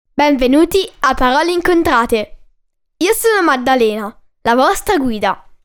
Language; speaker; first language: Italian; native; Italian